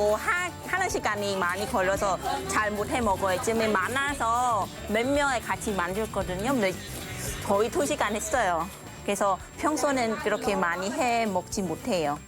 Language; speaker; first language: Korean; non-native, learner; Khmer